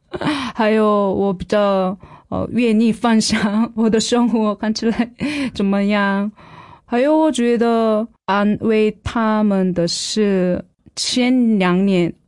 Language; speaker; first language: Chinese; non-native, fluent; Korean